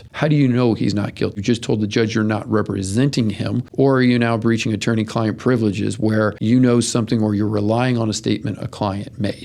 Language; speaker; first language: English; native; English